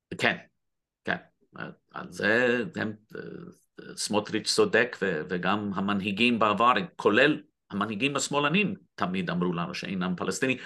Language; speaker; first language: Hebrew; non-native, fluent; English